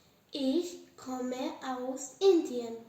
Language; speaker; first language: German; non-native, learner; Hindi